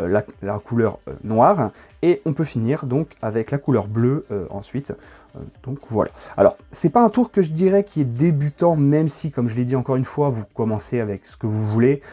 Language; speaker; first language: French; native; French